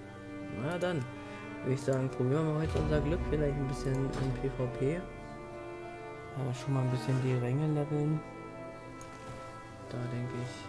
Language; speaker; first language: German; native; German